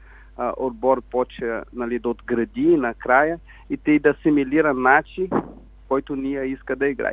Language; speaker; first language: Bulgarian; non-native, learner; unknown